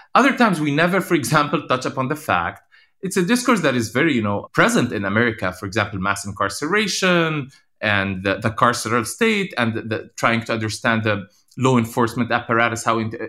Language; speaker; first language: English; non-native, fluent; Arabic